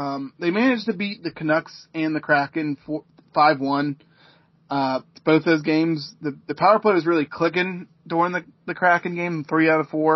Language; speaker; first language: English; native; English